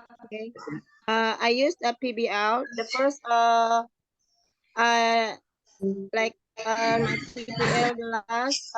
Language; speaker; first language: English; non-native, learner; Indonesian